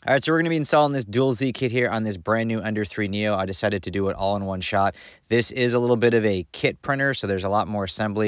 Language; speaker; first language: English; native; English